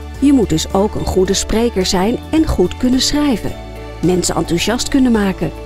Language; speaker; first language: Dutch; non-native, fluent; English